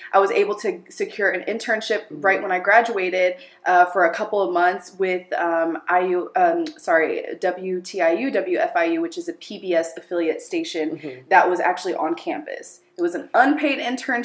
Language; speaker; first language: English; early bilingual, other home language; Amharic